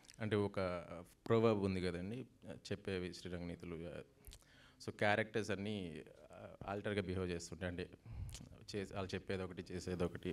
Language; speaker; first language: Telugu; native; Telugu